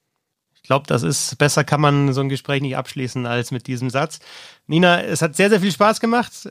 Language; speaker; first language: German; native; German